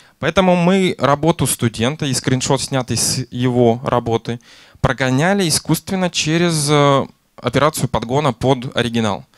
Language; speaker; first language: Russian; native; Russian